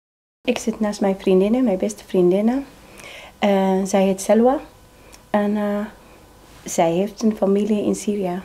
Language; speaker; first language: Dutch; non-native, learner; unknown